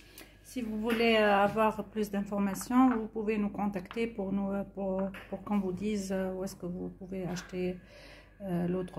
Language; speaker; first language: French; non-native, local second language; Arabic